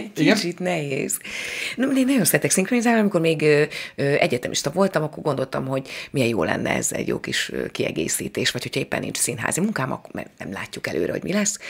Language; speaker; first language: Hungarian; native; Hungarian